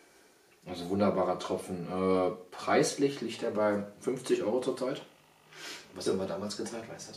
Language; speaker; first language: German; native; German